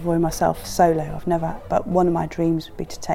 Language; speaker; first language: English; native; English